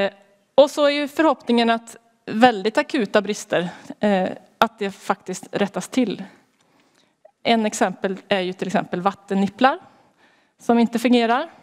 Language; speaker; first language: Swedish; native; Swedish